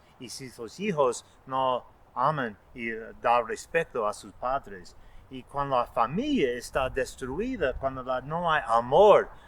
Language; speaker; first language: Spanish; non-native, fluent; English